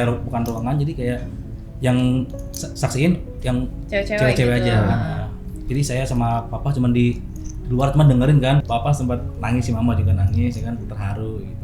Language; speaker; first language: Indonesian; native; Indonesian